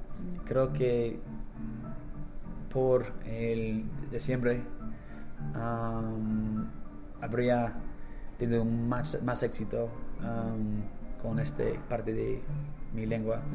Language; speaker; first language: Spanish; non-native, learner; English